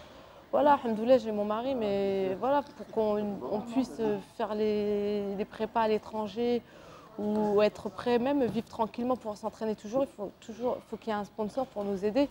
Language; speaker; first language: French; early bilingual, other home language; Arabic